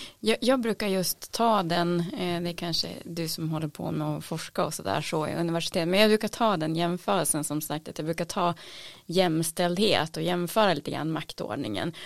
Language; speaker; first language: Swedish; native; Swedish